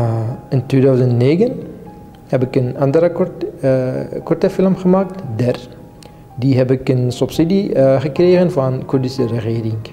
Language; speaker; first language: Dutch; non-native, learner; Kurdish